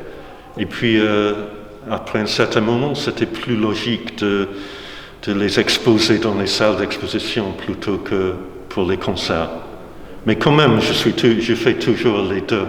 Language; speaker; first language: French; non-native, fluent; English